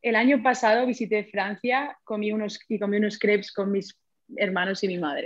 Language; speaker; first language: English; non-native, fluent; Spanish